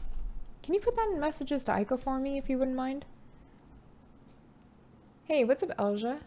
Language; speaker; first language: English; native; English